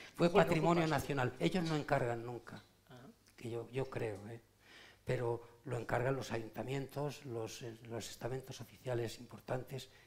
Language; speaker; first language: Spanish; native; Spanish